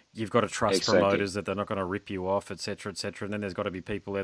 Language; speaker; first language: English; native; English